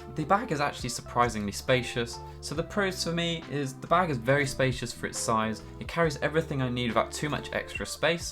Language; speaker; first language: English; native; English